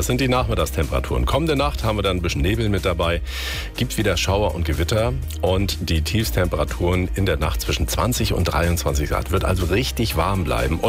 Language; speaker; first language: German; native; German